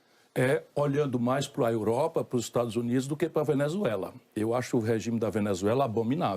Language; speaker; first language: Portuguese; native; Portuguese